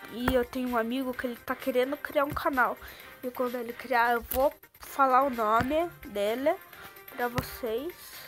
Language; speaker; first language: Portuguese; native; Portuguese